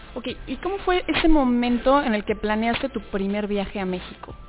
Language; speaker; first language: Spanish; native; Spanish